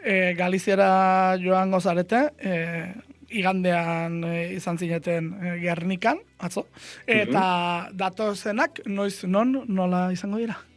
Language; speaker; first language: Basque; native; Basque